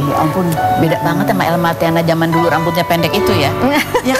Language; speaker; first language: Indonesian; native; Indonesian